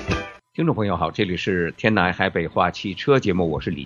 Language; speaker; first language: Chinese; native; Chinese